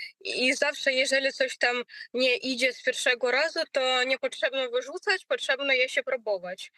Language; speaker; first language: Polish; non-native, learner; Ukrainian